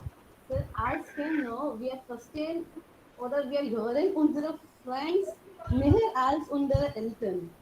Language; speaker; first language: German; non-native, learner; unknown